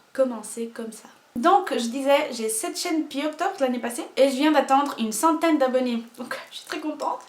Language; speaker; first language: French; non-native, fluent; Portuguese